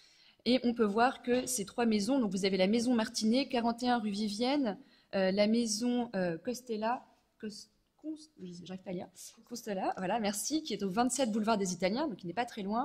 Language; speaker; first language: French; native; French